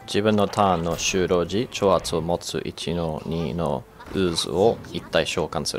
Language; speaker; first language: Japanese; non-native, fluent; English